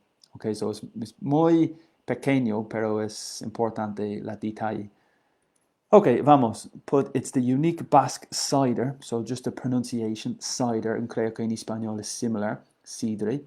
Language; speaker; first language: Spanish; non-native, learner; English